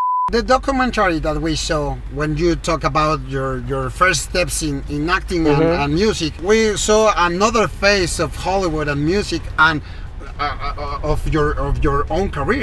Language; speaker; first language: English; non-native, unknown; Spanish